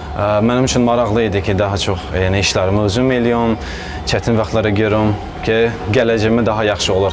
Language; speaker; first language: Azerbaijani; non-native, fluent; Persian